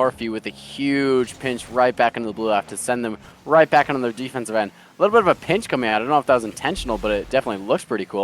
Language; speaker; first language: English; native; English